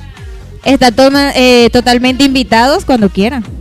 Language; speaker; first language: Spanish; native; Spanish